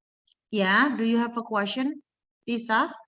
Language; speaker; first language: English; non-native, fluent; Indonesian